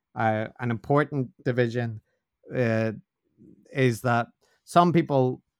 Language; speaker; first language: English; native; English